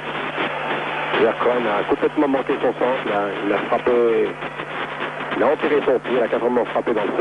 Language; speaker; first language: French; native; French